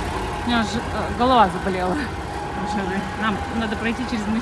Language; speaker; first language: Russian; native; Russian